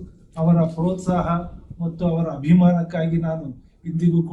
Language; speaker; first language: Kannada; native; Kannada